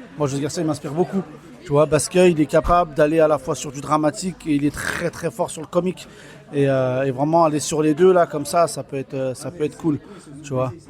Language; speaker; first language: French; early bilingual, other home language; Kabyle